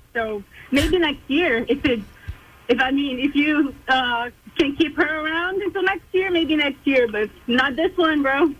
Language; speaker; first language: English; non-native, fluent; Portuguese